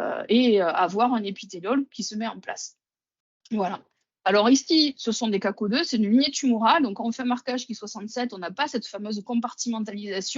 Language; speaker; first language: French; native; French